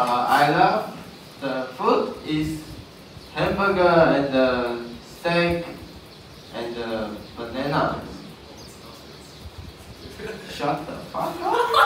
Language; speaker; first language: English; non-native, learner; Chinese